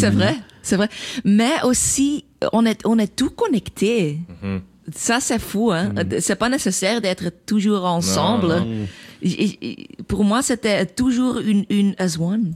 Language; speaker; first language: French; non-native, local second language; Dutch